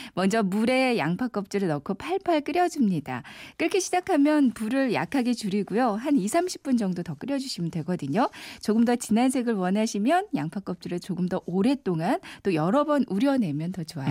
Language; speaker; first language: Korean; native; Korean